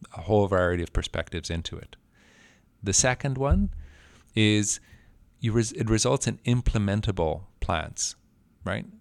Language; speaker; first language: English; non-native, fluent; Spanish